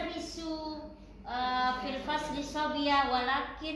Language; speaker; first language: Arabic; non-native, learner; Indonesian